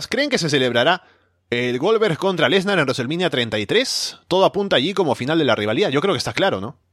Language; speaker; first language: Spanish; native; Spanish